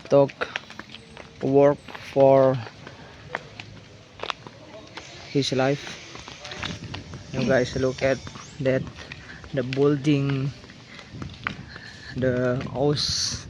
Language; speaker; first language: English; non-native, learner; Indonesian